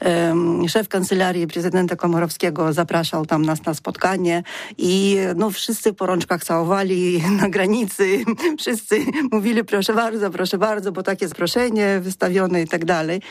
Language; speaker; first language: Polish; non-native, fluent; Ukrainian